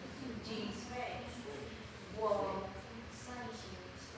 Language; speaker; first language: Chinese; non-native, learner; Filipino